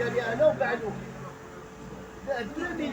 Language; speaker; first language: Arabic; native; Arabic